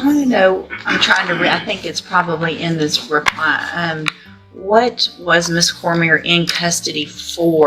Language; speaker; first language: English; native; English